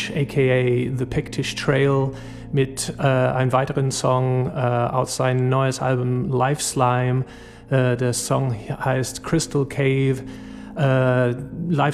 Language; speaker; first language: German; non-native, fluent; English